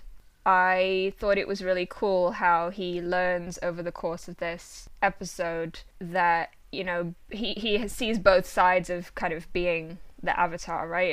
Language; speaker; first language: English; native; English